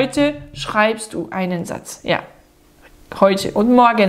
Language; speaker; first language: German; non-native, fluent; French